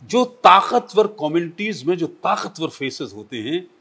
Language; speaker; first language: Hindi; native; Hindi